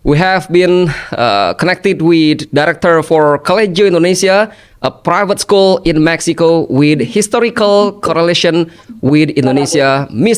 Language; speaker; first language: English; non-native, fluent; Indonesian